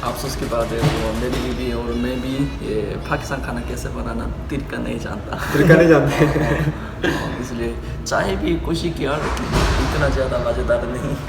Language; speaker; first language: Hindi; non-native, learner; Korean